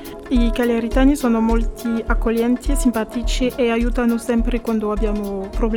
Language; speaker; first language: Italian; non-native, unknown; French